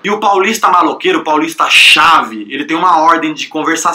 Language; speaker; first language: Portuguese; native; Portuguese